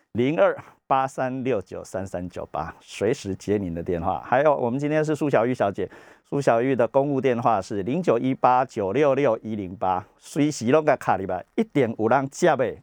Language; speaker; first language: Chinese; native; Chinese